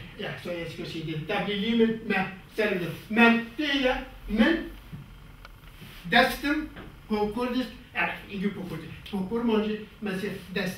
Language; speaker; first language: Danish; non-native, fluent; Kurdish